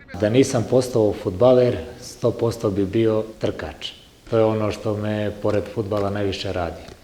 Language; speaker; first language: Serbian; native; Serbian